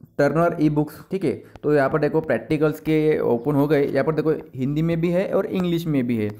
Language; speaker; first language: Hindi; non-native, local second language; Marathi